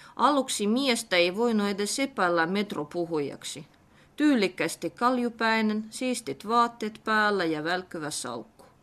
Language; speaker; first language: Finnish; non-native, fluent; Russian